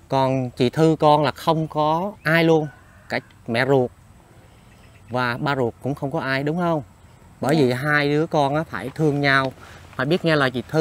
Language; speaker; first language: Vietnamese; native; Vietnamese